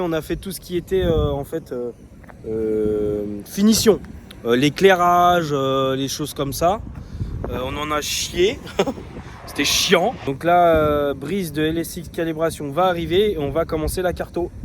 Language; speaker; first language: French; native; French